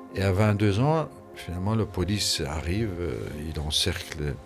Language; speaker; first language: French; non-native, fluent; Persian